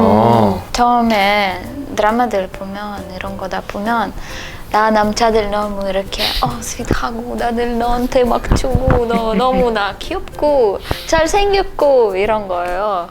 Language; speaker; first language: Korean; non-native, learner; Russian